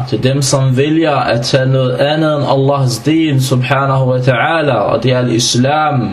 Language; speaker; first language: Danish; non-native, fluent; Arabic